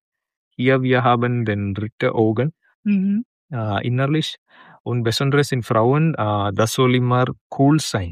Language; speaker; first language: German; non-native, learner; Malayalam